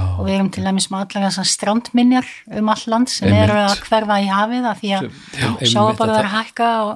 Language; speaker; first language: Icelandic; non-native, fluent; Dutch